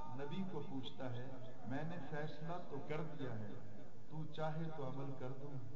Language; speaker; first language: Urdu; native; Urdu